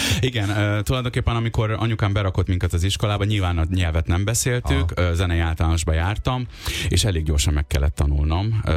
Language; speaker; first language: Hungarian; early bilingual, other home language; Urdu